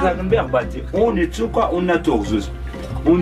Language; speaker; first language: German; non-native, learner; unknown